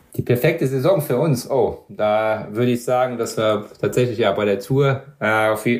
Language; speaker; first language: German; non-native, local second language; Luxembourgish